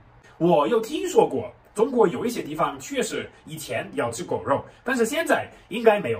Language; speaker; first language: Chinese; non-native, fluent; German